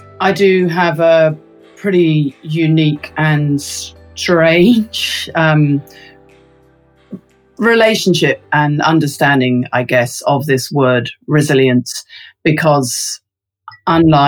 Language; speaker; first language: English; native; English